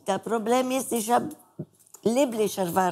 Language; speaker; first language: German; non-native, learner; Spanish